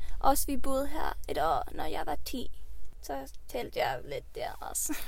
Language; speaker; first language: Danish; early bilingual, heritage; Swedish